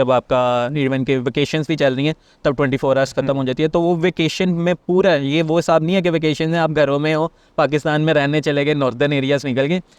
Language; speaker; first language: Urdu; non-native, local second language; Punjabi